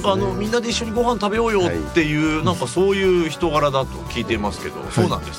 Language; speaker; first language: Japanese; native; Japanese